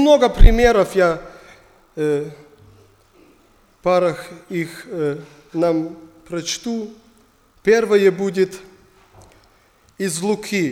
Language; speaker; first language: Russian; non-native, learner; German